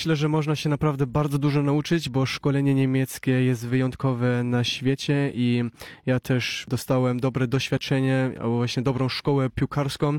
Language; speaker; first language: Polish; early bilingual, heritage; Polish